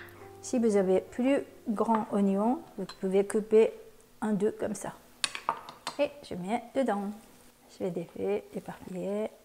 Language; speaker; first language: French; non-native, fluent; Japanese